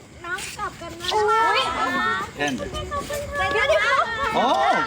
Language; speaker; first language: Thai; non-native, learner; Korean